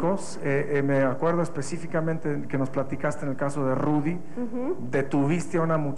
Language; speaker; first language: Spanish; native; Spanish